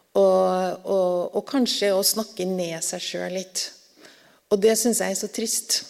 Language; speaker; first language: Norwegian; native; Norwegian